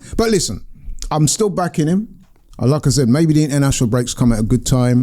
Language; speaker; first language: English; native; English